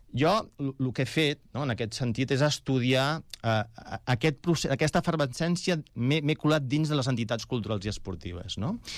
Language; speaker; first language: Catalan; non-native, local second language; Spanish